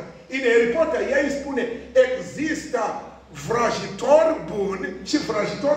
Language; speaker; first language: Romanian; non-native, fluent; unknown